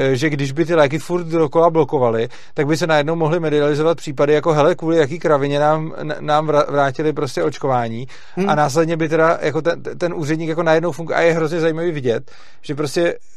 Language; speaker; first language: Czech; native; Czech